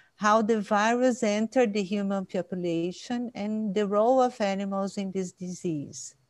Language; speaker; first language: English; non-native, fluent; Portuguese